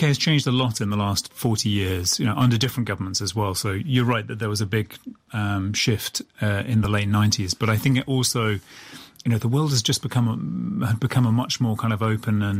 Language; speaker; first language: English; native; English